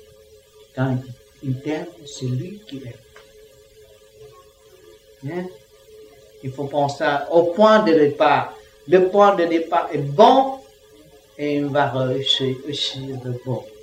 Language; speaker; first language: French; non-native, learner; Vietnamese